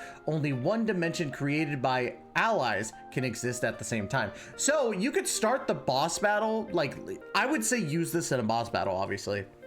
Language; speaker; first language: English; native; English